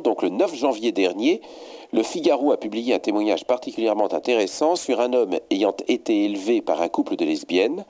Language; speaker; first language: French; native; French